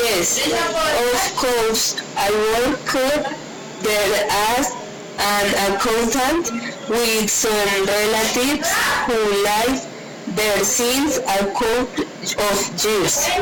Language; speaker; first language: English; non-native, learner; Spanish